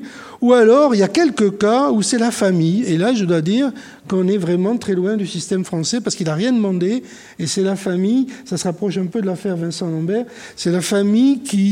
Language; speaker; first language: French; native; French